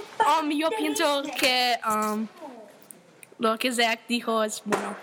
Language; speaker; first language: Spanish; non-native, learner; English